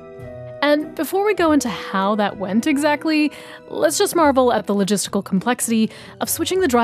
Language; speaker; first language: English; native; English